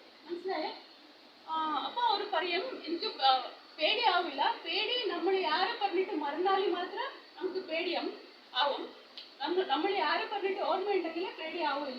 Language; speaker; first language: Malayalam; non-native, learner; Kannada